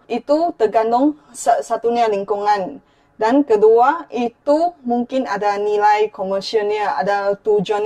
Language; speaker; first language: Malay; non-native, fluent; Chinese